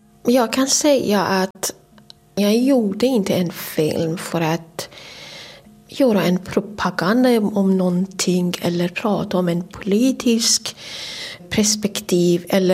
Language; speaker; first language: Swedish; non-native, fluent; Persian